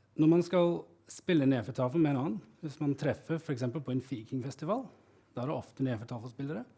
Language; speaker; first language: Norwegian; non-native, fluent; English